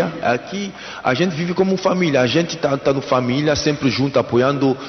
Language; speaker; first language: Portuguese; non-native, learner; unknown